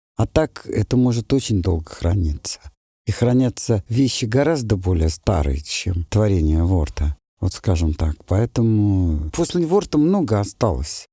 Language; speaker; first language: Russian; native; Russian